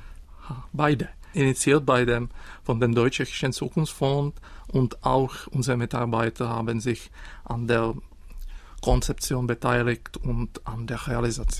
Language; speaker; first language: German; non-native, fluent; Czech